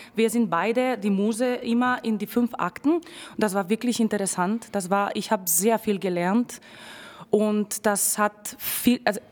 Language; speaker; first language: German; non-native, fluent; Spanish